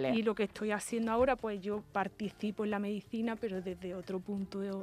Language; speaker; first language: Spanish; native; Spanish